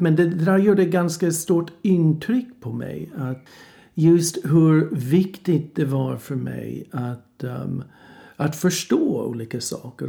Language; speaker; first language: Swedish; non-native, fluent; English